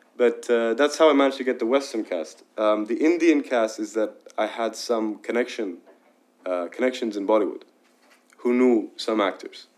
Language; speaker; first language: English; non-native, fluent; Arabic